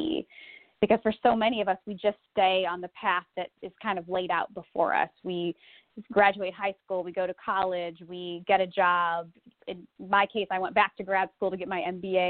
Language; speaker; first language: English; native; English